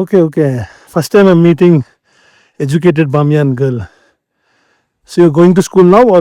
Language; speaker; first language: English; non-native, local second language; Kannada